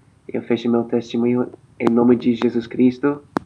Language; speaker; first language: Portuguese; non-native, fluent; English